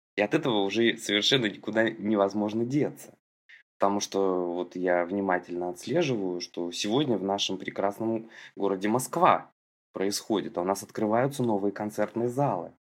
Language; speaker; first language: Russian; native; Russian